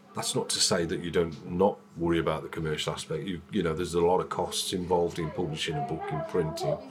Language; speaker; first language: English; native; English